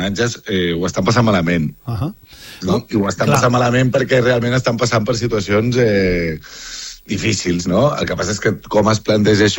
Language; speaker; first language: Catalan; native; Catalan